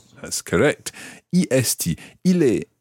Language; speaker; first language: French; non-native, fluent; English